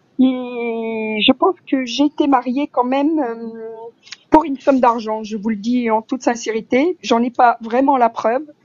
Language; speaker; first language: French; early bilingual, other home language; Riffian